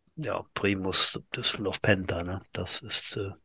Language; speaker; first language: German; native; German